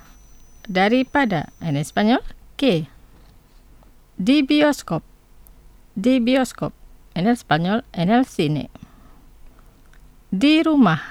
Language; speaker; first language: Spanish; non-native, fluent; Indonesian